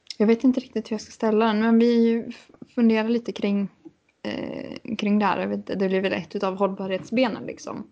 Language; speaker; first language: Swedish; native; Swedish